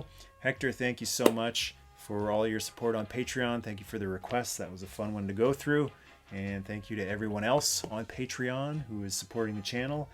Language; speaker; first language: English; native; English